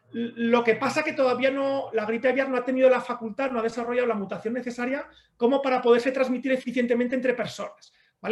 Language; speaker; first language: Spanish; native; Spanish